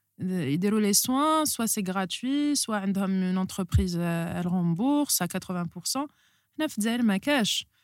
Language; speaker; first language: French; non-native, local second language; Arabic